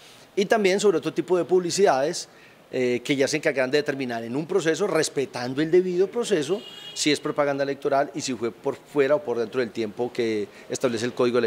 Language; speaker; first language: Spanish; native; Spanish